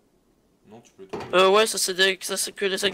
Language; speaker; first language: French; native; French